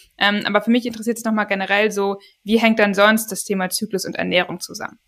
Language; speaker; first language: German; native; German